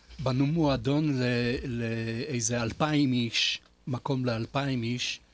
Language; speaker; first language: Hebrew; non-native, fluent; Polish